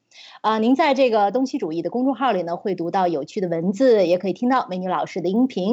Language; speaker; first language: Chinese; native; Chinese